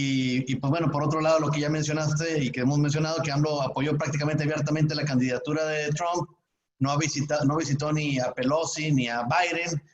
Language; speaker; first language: Spanish; native; Spanish